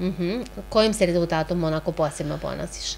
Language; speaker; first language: Serbian; native; Serbian